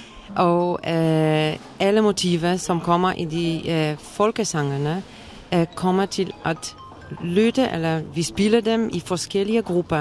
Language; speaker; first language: Danish; non-native, fluent; Polish